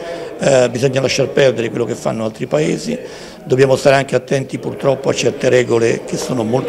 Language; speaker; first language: Italian; native; Italian